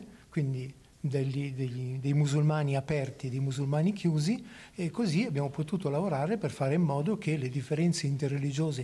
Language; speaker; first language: Italian; native; Italian